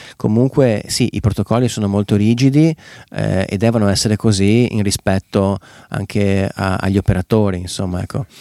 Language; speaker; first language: Italian; native; Italian